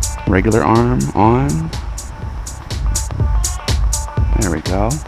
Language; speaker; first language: English; native; English